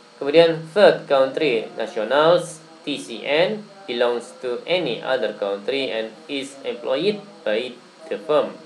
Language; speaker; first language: English; non-native, fluent; Indonesian